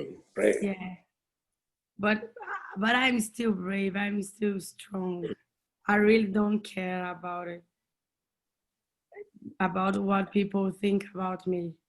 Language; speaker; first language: English; non-native, learner; Portuguese